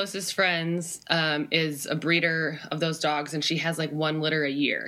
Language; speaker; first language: English; native; English